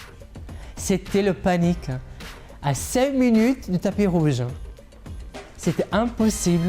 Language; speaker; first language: French; non-native, fluent; Italian